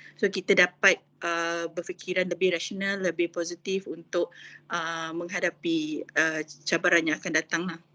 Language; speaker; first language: Malay; native; Malay